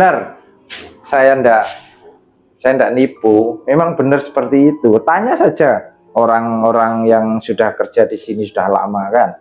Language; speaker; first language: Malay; non-native, local second language; Javanese